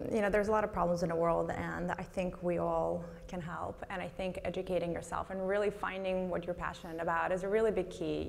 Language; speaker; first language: English; non-native, fluent; Russian